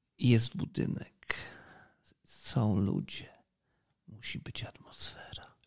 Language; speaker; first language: Polish; native; Polish